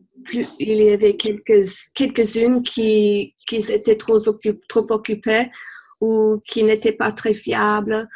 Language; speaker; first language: French; non-native, fluent; English